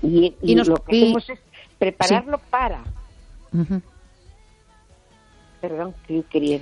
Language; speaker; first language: Spanish; native; Spanish